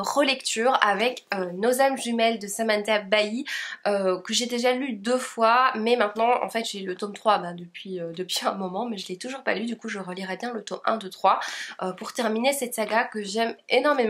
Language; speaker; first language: French; native; French